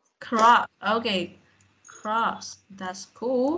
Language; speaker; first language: English; non-native, fluent; Vietnamese